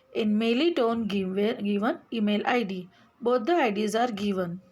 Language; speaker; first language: English; non-native, local second language; Gujarati